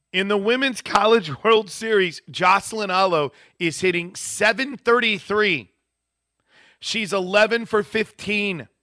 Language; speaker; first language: English; native; English